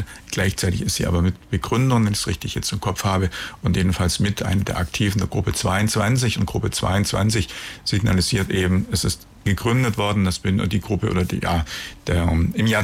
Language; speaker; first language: German; native; German